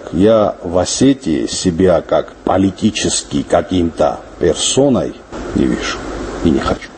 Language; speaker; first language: Russian; non-native, local second language; Ossetic